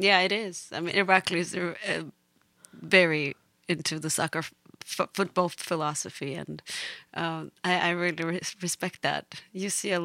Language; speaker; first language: English; non-native, fluent; Georgian